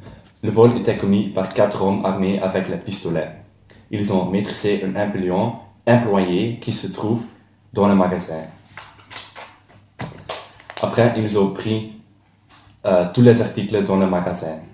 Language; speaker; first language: French; non-native, learner; Dutch